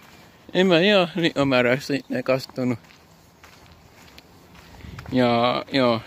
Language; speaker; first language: Finnish; native; Finnish